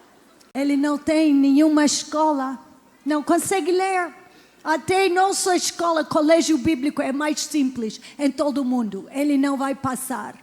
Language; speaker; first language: Portuguese; non-native, learner; English